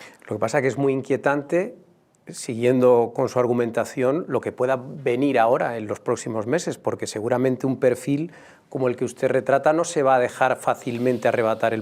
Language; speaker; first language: Spanish; native; Spanish